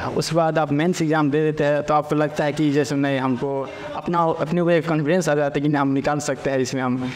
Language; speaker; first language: Hindi; native; Hindi